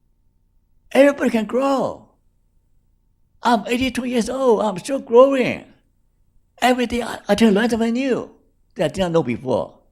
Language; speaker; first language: English; non-native, fluent; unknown